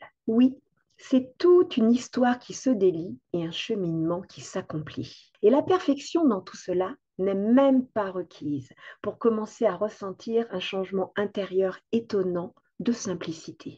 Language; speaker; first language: French; native; French